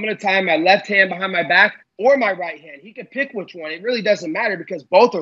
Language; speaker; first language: English; native; English